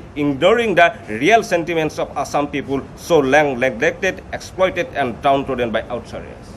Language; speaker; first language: English; non-native, local second language; Assamese